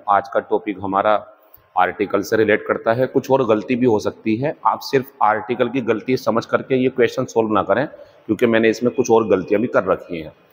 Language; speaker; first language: Hindi; native; Hindi